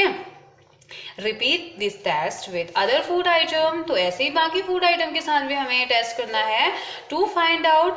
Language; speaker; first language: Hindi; native; Hindi